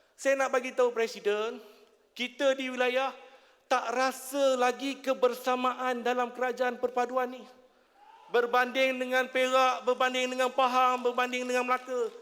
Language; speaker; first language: Malay; native; Malay